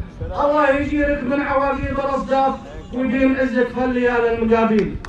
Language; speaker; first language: Arabic; native; Arabic